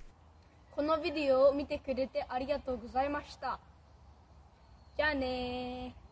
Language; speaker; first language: Japanese; non-native, learner; English